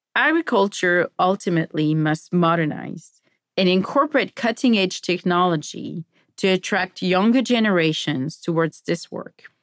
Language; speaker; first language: English; non-native, fluent; French